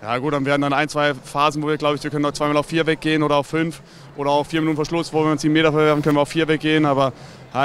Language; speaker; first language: German; native; German